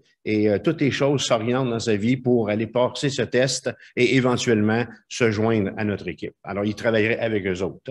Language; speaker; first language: French; native; French